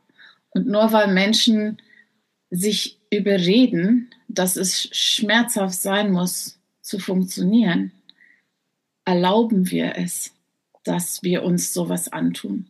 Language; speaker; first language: German; non-native, fluent; English